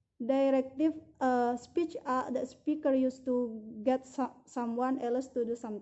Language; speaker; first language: English; non-native, learner; Indonesian